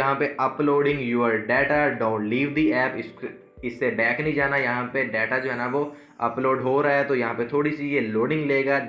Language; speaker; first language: Urdu; non-native, local second language; Punjabi